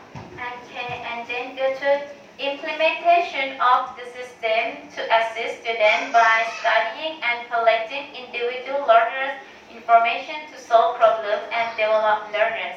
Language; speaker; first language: English; non-native, learner; Thai